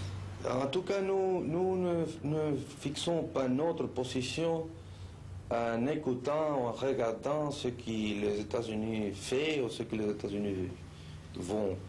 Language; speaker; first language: French; non-native, fluent; Spanish